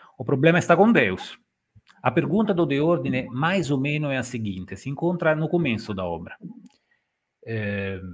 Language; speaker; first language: Portuguese; non-native, fluent; Italian